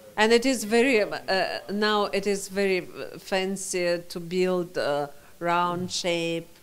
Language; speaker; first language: English; non-native, learner; Russian